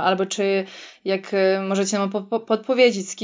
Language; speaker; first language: Polish; non-native, fluent; Russian